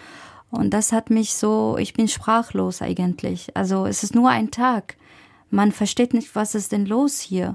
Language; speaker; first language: German; non-native, fluent; Arabic